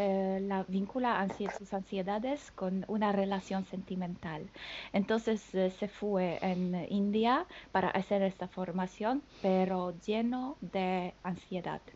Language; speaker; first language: Spanish; non-native, fluent; French